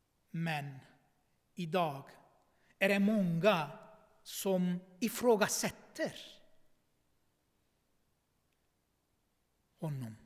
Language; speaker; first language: Swedish; non-native, fluent; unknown